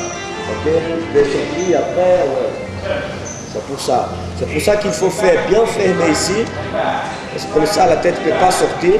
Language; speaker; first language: French; non-native, learner; Portuguese